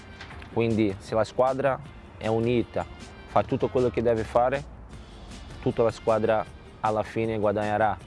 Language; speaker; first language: Italian; non-native, fluent; Portuguese